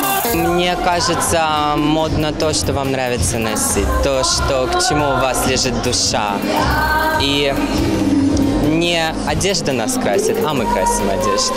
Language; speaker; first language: Russian; native; Russian